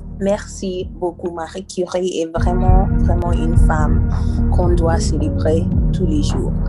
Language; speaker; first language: French; non-native, learner; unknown